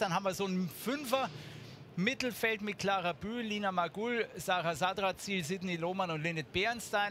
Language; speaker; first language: German; native; German